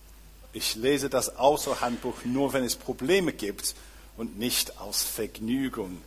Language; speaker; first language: German; non-native, fluent; English